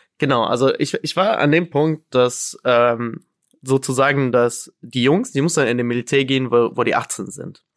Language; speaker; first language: German; non-native, fluent; Arabic